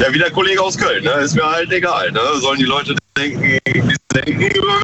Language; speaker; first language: German; native; German